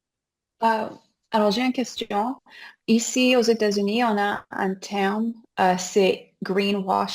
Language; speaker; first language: French; non-native, learner; English